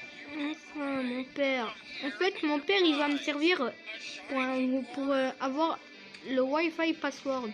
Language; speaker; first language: French; native; French